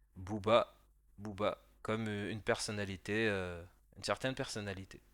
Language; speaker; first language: French; native; French